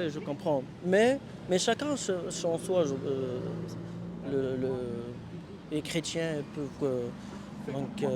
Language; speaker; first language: French; non-native, learner; Arabic